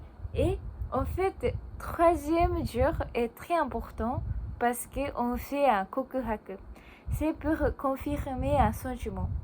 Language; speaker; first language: French; non-native, learner; Japanese